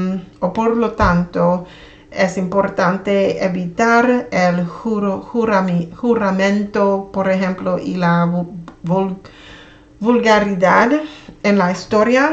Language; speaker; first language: Spanish; non-native, learner; English